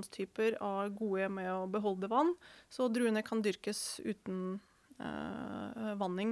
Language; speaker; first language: Norwegian; non-native, fluent; Ukrainian